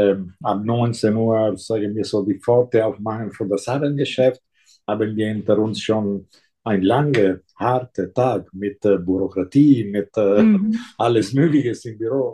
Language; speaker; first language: German; non-native, fluent; Italian